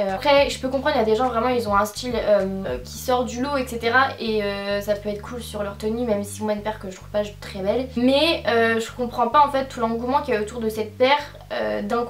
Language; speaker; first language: French; native; French